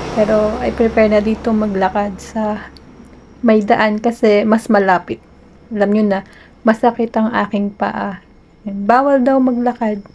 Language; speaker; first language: Filipino; native; Filipino